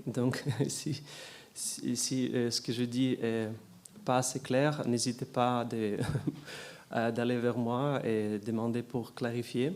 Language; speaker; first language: French; non-native, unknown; Ukrainian